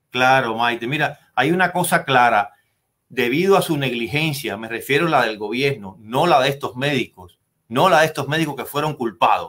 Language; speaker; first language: Spanish; native; Spanish